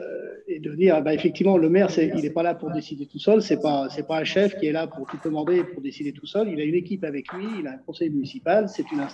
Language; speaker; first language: French; native; French